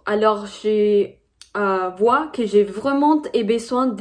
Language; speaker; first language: French; non-native, fluent; Spanish